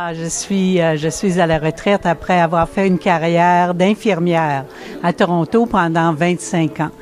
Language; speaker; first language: French; native; French